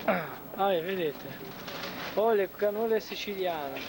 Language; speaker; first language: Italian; non-native, learner; Portuguese